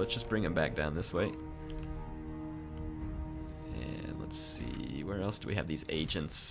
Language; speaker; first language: English; native; English